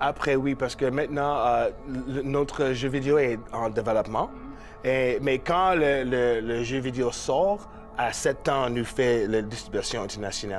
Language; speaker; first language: French; non-native, learner; English